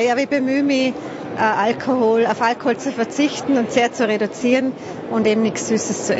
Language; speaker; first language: German; native; German